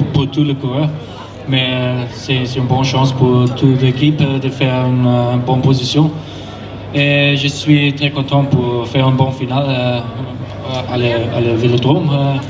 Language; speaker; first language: French; non-native, learner; German